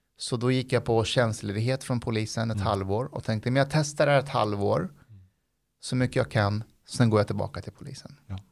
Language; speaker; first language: Swedish; early bilingual, other home language; Persian